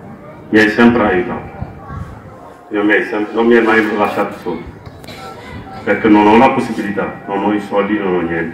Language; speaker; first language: Italian; non-native, learner; Wolof